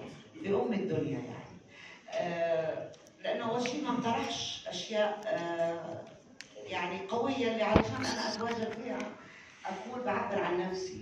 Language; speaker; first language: Arabic; native; Arabic